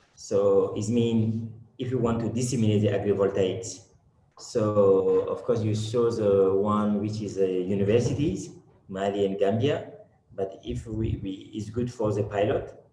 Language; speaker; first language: English; non-native, fluent; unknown